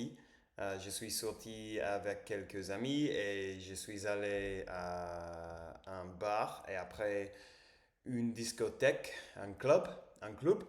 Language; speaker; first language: French; non-native, learner; English